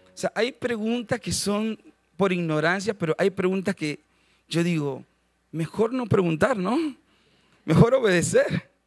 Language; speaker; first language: Spanish; native; Spanish